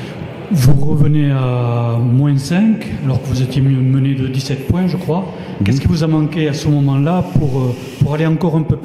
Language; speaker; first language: French; native; French